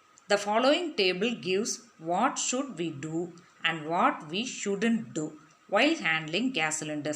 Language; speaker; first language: English; non-native, local second language; Tamil